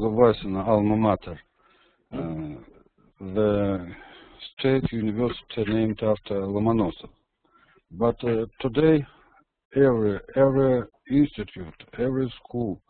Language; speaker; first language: English; non-native, learner; Russian